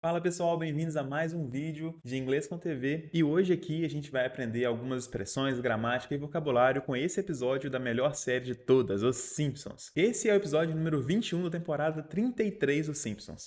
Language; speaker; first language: Portuguese; native; Portuguese